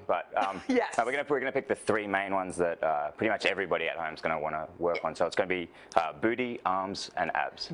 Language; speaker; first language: English; native; English